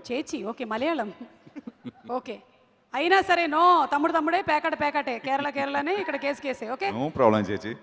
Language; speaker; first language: Telugu; native; Telugu